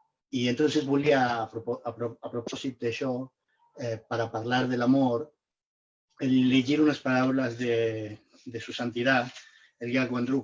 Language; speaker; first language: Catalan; non-native, local second language; Spanish